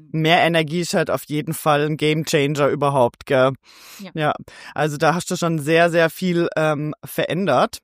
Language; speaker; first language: German; native; German